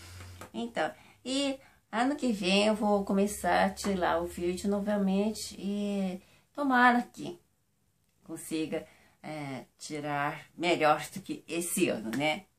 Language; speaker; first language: Portuguese; non-native, fluent; Japanese